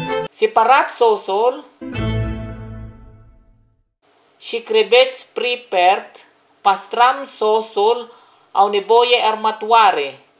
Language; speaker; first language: Romanian; non-native, learner; Filipino